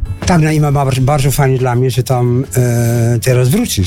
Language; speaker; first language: Polish; non-native, learner; Dutch